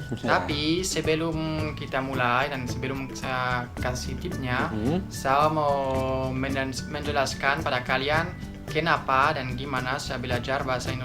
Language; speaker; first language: Indonesian; non-native, fluent; French